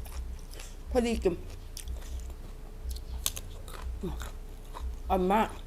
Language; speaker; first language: Thai; non-native, local second language; Northeastern Thai